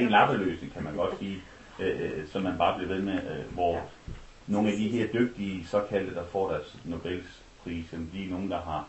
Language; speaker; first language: Danish; native; Danish